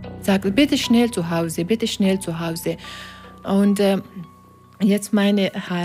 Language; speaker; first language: German; non-native, learner; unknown